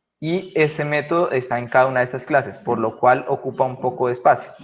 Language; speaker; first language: Spanish; native; Spanish